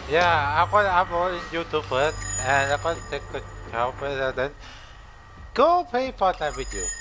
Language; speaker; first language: English; non-native, learner; Thai